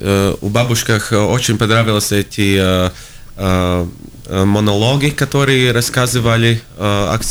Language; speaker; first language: Russian; non-native, local second language; Latvian